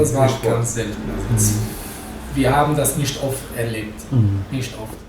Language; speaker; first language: German; non-native, fluent; Arabic